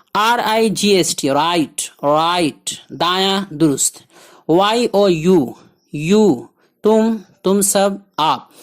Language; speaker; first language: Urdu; native; Urdu